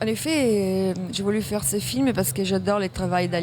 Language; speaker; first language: French; non-native, fluent; Italian